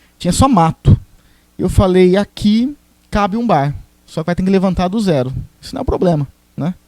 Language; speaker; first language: Portuguese; native; Portuguese